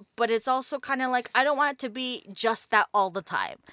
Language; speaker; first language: English; native; English